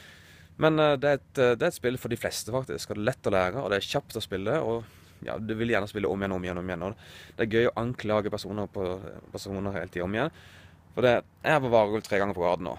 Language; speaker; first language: Norwegian; native; Norwegian